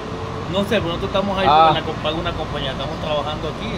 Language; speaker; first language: Spanish; native; Spanish